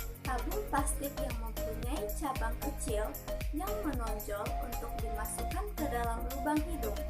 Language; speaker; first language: Indonesian; native; Indonesian